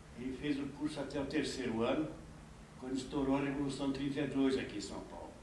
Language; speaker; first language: Portuguese; early bilingual, other home language; Hungarian